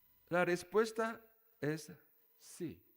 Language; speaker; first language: Spanish; non-native, learner; Korean